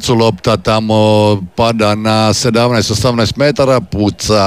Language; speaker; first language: Serbian; native; Serbian